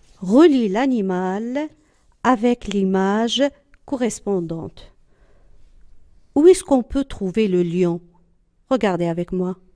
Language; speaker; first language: French; non-native, local second language; Arabic